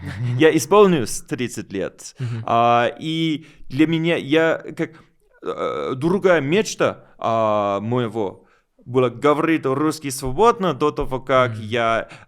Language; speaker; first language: Russian; non-native, learner; English